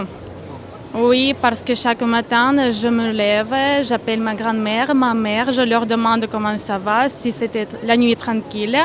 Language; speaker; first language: French; non-native, fluent; Ukrainian